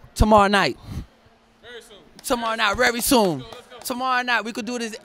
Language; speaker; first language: English; native; English